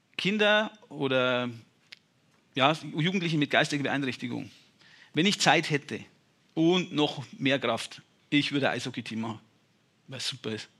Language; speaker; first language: German; native; German